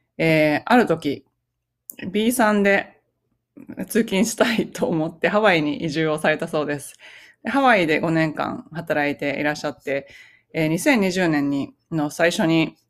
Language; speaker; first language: Japanese; native; Japanese